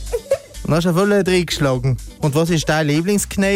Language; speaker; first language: German; native; German